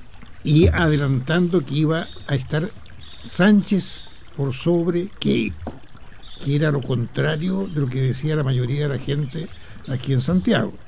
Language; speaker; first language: Spanish; native; Spanish